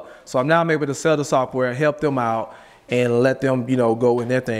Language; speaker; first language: English; native; English